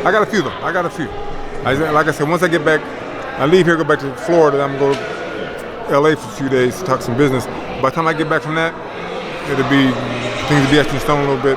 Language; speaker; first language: English; native; English